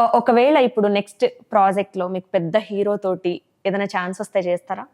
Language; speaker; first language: Telugu; native; Telugu